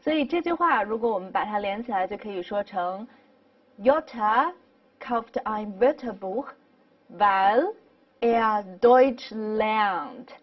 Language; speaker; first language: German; non-native, fluent; Chinese